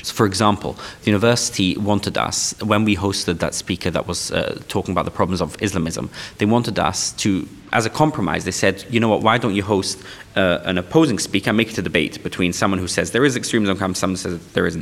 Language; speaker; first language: English; non-native, local second language; Yiddish